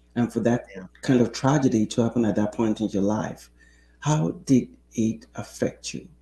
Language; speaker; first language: English; non-native, local second language; Yoruba